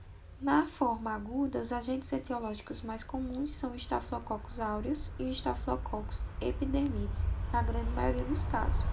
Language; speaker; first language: Portuguese; native; Portuguese